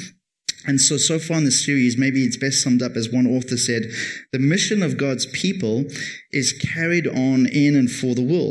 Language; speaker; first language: English; native; English